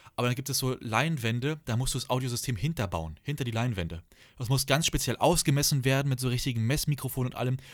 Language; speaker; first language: German; native; German